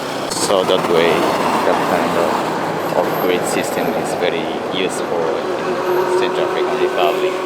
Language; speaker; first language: English; non-native, fluent; Japanese